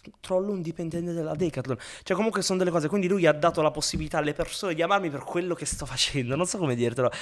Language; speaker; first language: Italian; early bilingual, other home language; Arabic